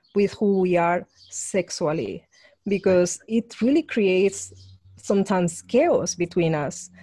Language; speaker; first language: English; non-native, fluent; Spanish